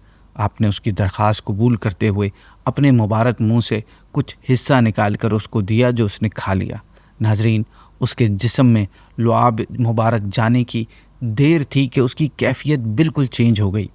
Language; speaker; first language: Urdu; native; Urdu